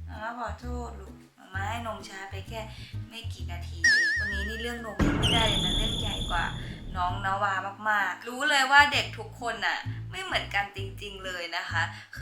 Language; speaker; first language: Thai; native; Thai